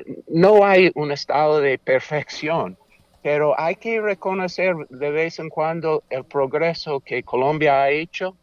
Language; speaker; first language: Spanish; non-native, fluent; English